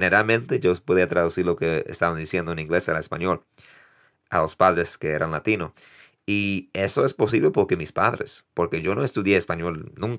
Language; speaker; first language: Spanish; early bilingual, heritage; Spanish